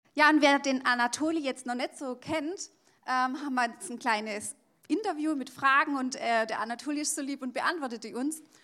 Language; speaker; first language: German; native; German